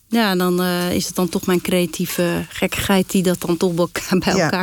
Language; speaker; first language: Dutch; native; Dutch